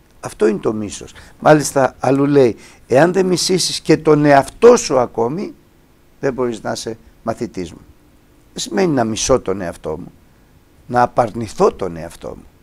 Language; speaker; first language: Greek; native; Greek